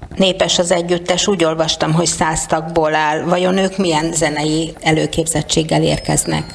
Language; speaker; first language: Hungarian; native; Hungarian